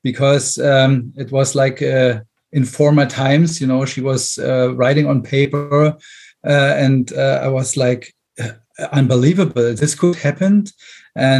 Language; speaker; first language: English; non-native, fluent; German